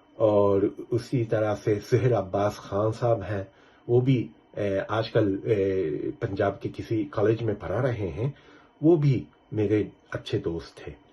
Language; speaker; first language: Urdu; non-native, fluent; Japanese